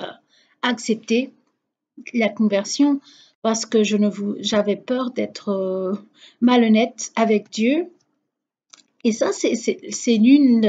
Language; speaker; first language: French; non-native, fluent; Portuguese